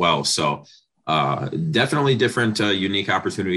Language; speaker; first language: English; native; English